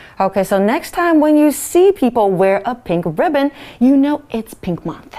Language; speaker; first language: English; non-native, fluent; Chinese